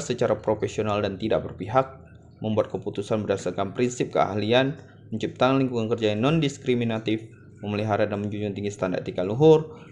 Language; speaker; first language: Indonesian; native; Indonesian